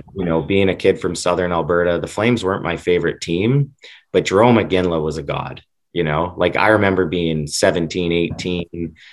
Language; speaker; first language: English; native; English